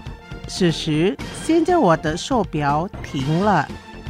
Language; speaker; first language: Chinese; early bilingual, heritage; Chinese